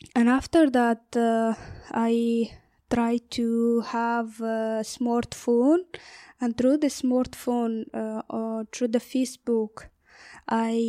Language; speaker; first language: English; non-native, learner; Persian